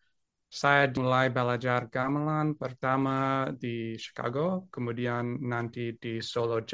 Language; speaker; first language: Indonesian; non-native, fluent; English